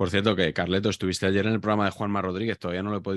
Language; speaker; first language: Spanish; native; Spanish